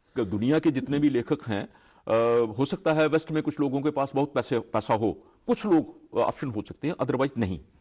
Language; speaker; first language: Hindi; non-native, local second language; Dogri